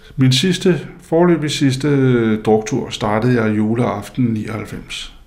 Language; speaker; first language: Danish; non-native, local second language; Faroese